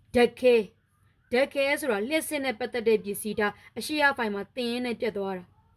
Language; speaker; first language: Burmese; native; Burmese